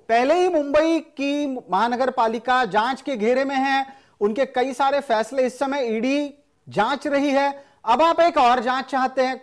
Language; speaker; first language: Hindi; non-native, local second language; Marathi